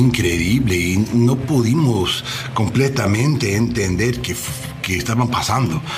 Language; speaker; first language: Spanish; non-native, learner; English